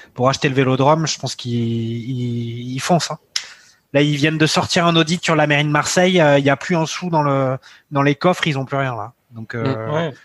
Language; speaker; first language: French; native; French